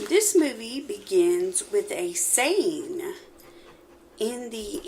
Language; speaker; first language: English; native; English